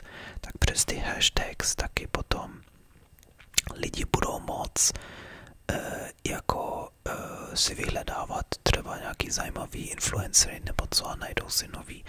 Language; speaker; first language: Czech; early bilingual, heritage; Czech